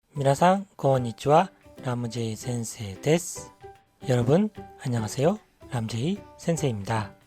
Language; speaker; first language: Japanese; non-native, fluent; Korean